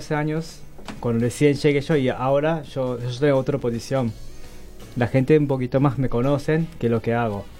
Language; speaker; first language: Spanish; non-native, learner; Japanese